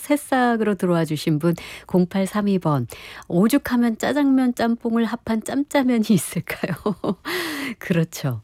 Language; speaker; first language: Korean; native; Korean